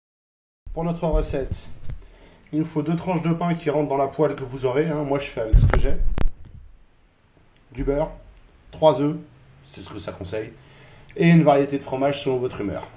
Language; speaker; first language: French; native; French